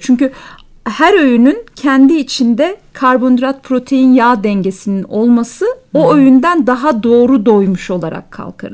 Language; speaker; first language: Turkish; native; Turkish